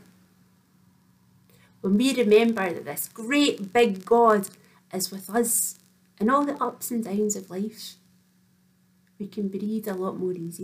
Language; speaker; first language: English; native; English